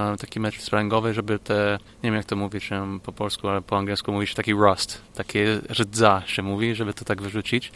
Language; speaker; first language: Polish; non-native, fluent; English